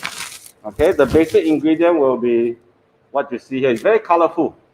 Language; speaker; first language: English; non-native, fluent; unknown